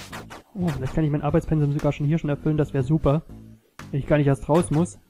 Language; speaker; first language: German; native; German